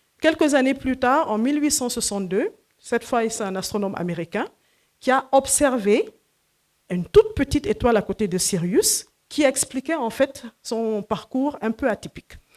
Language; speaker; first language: French; non-native, local second language; Fula